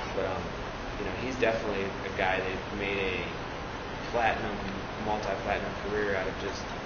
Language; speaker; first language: English; native; English